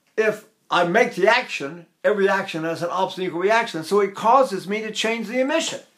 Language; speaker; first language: English; native; English